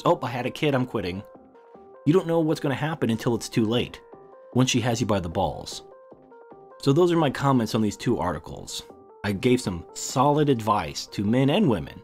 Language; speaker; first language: English; native; English